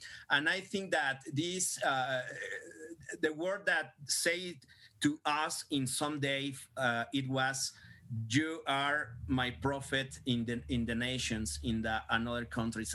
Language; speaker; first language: English; non-native, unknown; Spanish